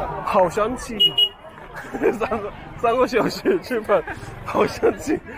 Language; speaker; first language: Chinese; non-native, learner; Korean